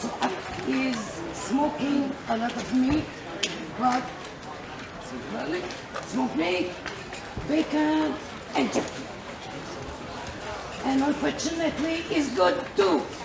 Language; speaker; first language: English; non-native, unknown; French